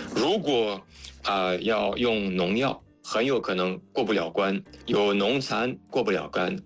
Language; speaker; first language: Chinese; non-native, fluent; French